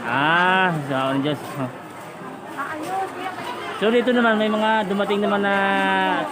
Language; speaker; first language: Filipino; native; Filipino